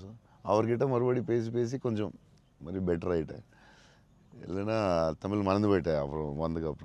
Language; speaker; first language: Tamil; non-native, local second language; Telugu